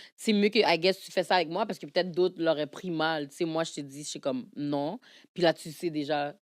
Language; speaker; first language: French; early bilingual, other home language; Haitian Creole